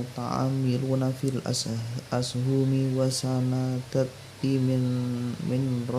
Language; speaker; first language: Arabic; non-native, learner; Indonesian